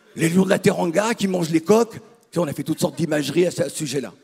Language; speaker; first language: French; native; French